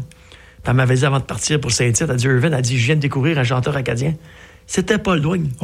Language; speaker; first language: French; native; French